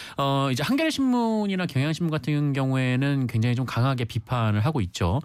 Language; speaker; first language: Korean; native; Korean